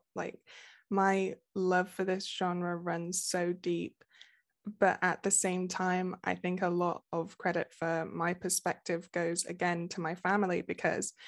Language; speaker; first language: English; native; English